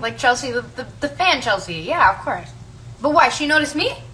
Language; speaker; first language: English; early bilingual, other home language; Italian